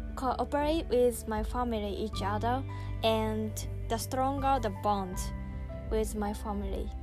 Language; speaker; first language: English; non-native, learner; Japanese